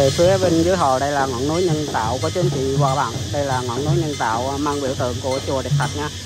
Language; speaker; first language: Vietnamese; non-native, local second language; Khmer